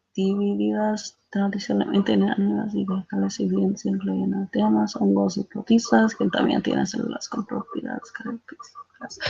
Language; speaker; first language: Spanish; non-native, learner; English